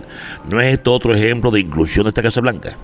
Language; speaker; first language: Spanish; native; Spanish